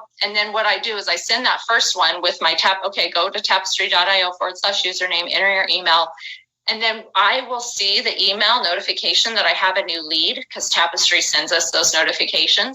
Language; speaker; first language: English; native; English